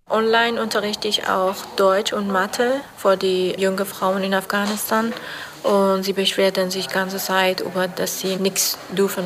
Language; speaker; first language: German; non-native, fluent; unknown